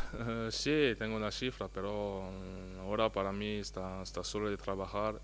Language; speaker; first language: Spanish; non-native, fluent; French